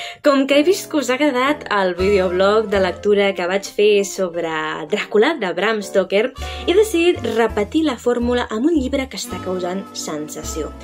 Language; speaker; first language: Catalan; native; Catalan